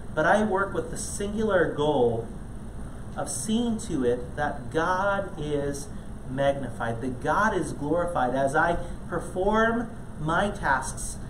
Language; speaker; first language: English; native; English